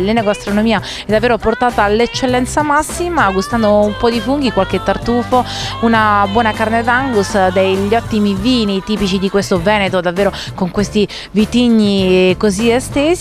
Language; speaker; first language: Italian; native; Italian